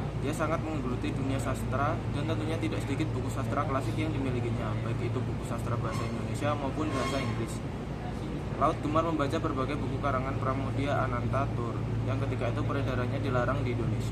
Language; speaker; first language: Indonesian; native; Indonesian